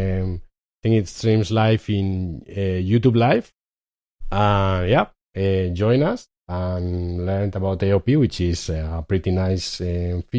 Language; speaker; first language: English; non-native, fluent; Spanish